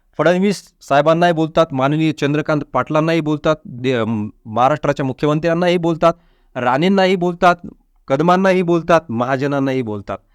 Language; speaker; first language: Marathi; native; Marathi